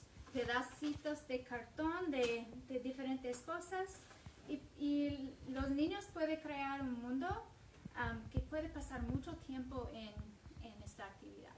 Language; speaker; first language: Spanish; non-native, fluent; English